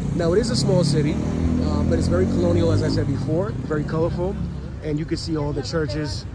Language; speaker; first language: English; native; English